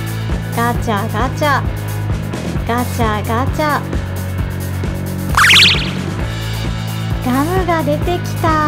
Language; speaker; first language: Japanese; native; Japanese